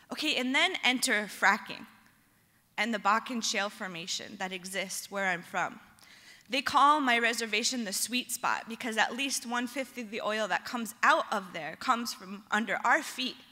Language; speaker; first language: English; native; English